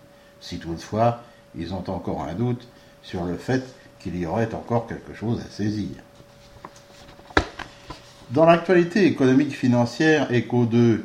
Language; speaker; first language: French; native; French